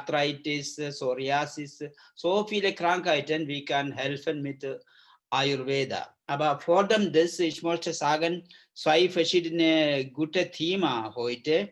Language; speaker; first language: German; non-native, learner; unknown